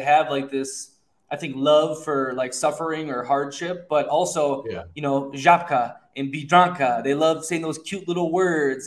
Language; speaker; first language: English; native; English